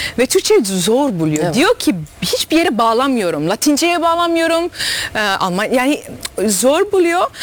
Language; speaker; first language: Turkish; early bilingual, heritage; Dutch